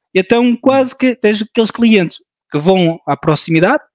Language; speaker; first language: Portuguese; early bilingual, heritage; French